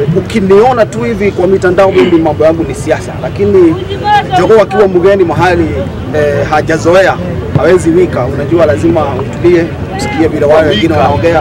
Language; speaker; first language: Swahili; non-native, local second language; Kikuyu